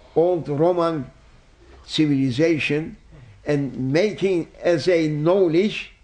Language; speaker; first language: English; non-native, fluent; Turkish